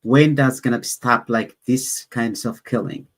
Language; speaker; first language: English; non-native, learner; Amharic